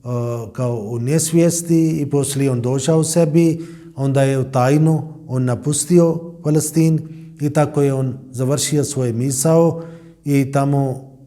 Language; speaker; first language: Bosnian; non-native, learner; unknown